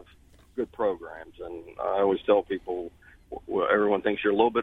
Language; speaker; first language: English; native; English